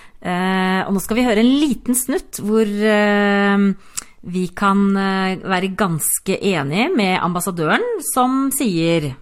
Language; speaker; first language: Norwegian; native; Norwegian